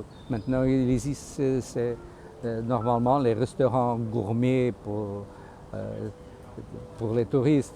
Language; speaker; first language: French; non-native, fluent; Portuguese